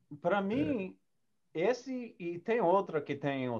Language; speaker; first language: Portuguese; non-native, learner; English